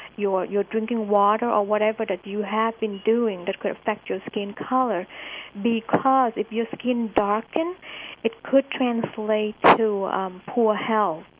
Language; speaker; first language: English; early bilingual, other home language; Vietnamese